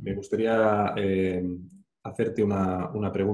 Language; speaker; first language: Spanish; native; Spanish